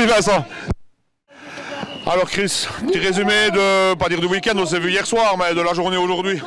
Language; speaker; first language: French; native; French